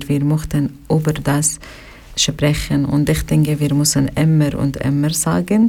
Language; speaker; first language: German; non-native, learner; Arabic